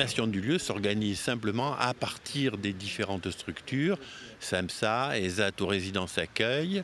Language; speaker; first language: French; native; French